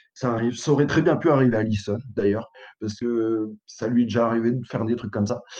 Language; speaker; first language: French; native; French